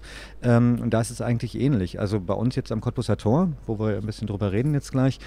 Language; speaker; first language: German; native; German